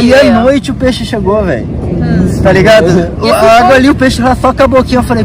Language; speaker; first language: Portuguese; native; Portuguese